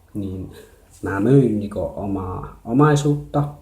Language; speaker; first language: Finnish; non-native, fluent; Jarai